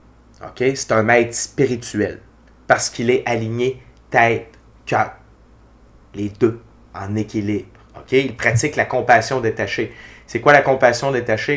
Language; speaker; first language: French; native; French